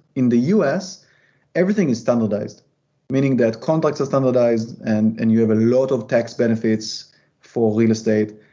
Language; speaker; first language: English; non-native, fluent; Hebrew